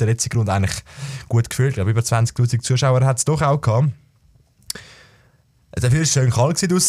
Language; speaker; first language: German; native; German